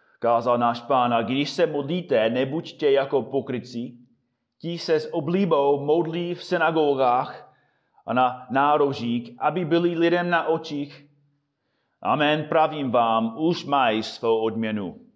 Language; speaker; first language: Czech; non-native, fluent; English